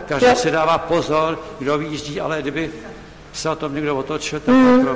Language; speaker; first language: Czech; native; Czech